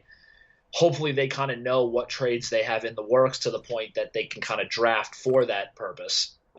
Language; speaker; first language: English; native; English